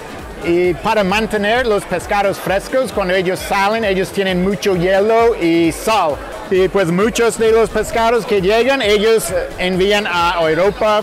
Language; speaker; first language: Spanish; non-native, fluent; English